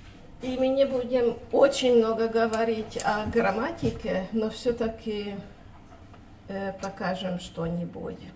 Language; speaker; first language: Russian; non-native, fluent; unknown